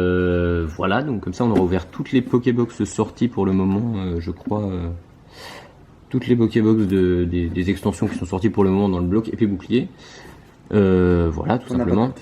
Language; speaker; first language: French; native; French